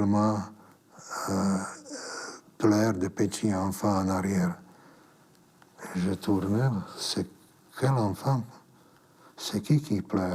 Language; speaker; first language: French; non-native, fluent; Slovak